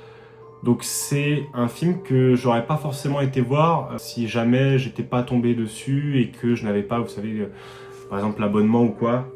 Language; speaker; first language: French; native; French